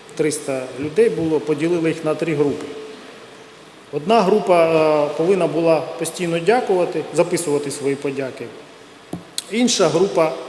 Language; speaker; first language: Ukrainian; non-native, local second language; Russian